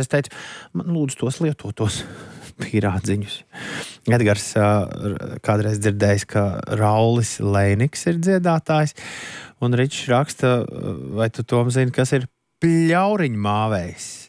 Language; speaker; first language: Latvian; native; Latvian